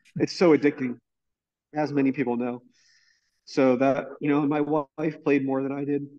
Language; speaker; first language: English; native; English